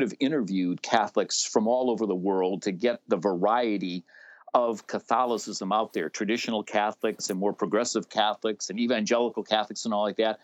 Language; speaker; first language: English; native; English